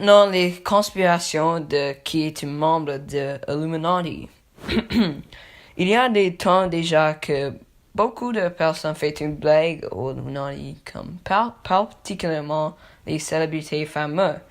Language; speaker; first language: French; non-native, learner; English